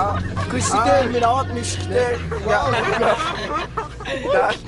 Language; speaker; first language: Bulgarian; non-native, local second language; Turkish